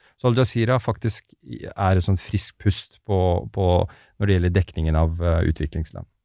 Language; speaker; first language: Norwegian; early bilingual, other home language; Persian